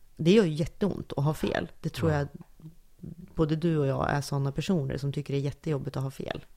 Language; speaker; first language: Swedish; native; Swedish